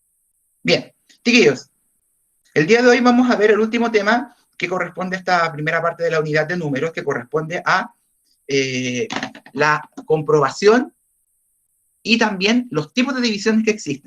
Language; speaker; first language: Spanish; native; Spanish